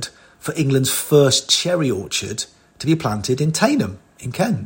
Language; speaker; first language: English; native; English